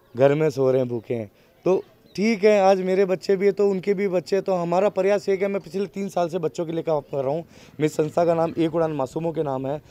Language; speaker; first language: Hindi; native; Hindi